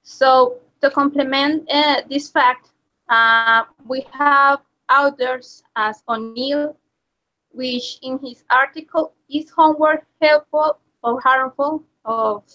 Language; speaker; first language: English; non-native, learner; Spanish